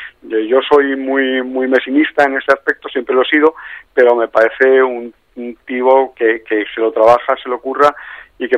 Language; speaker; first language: Spanish; native; Spanish